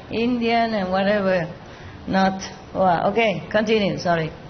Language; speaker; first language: English; non-native, fluent; Vietnamese